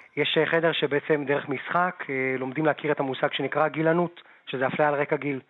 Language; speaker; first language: Hebrew; native; Hebrew